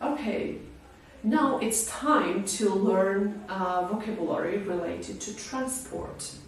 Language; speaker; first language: English; non-native, fluent; Georgian